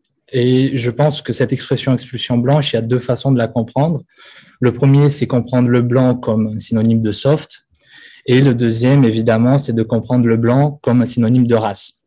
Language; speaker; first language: French; native; French